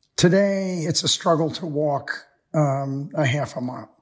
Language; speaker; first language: English; native; English